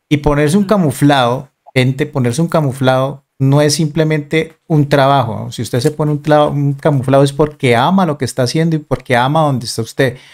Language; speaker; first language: Spanish; native; Spanish